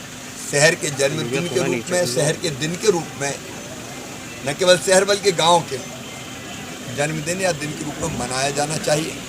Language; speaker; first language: Hindi; native; Hindi